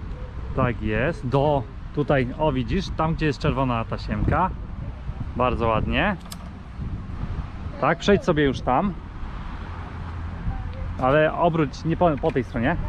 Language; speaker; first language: Polish; native; Polish